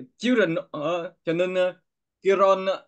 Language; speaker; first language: Korean; non-native, learner; Vietnamese